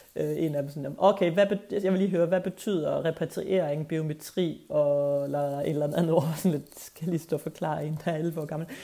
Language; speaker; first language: Danish; native; Danish